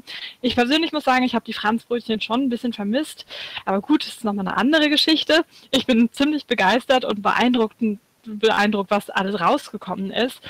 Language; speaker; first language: German; native; German